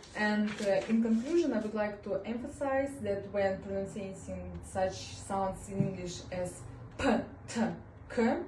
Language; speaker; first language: English; non-native, fluent; Russian